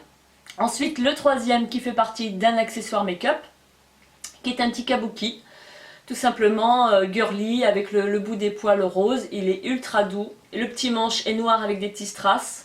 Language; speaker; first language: French; native; French